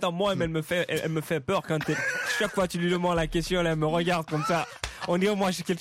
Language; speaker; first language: French; non-native, local second language; Susu